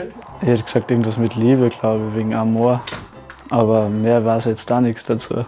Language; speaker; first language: German; non-native, learner; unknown